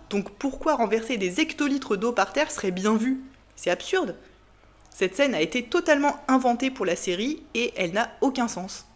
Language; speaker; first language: French; native; French